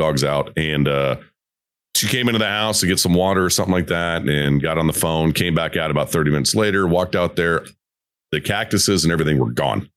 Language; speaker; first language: English; native; English